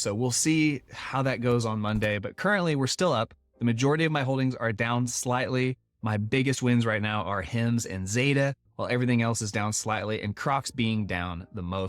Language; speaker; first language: English; native; English